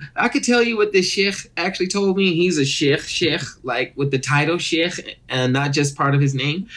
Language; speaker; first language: English; native; English